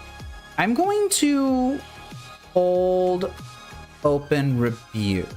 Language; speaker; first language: English; native; English